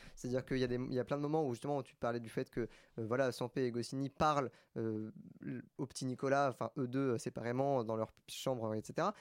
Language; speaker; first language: French; native; French